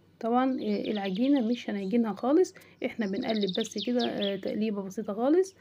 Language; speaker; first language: Arabic; native; Arabic